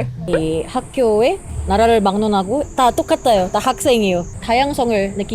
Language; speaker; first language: Korean; non-native, learner; Indonesian